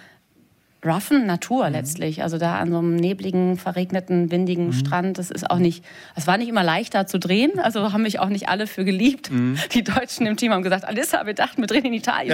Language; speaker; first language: German; native; German